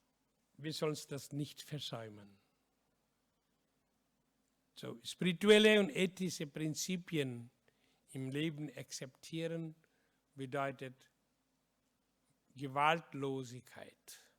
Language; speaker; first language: German; non-native, learner; Hindi